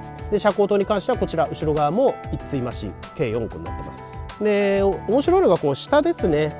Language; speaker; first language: Japanese; native; Japanese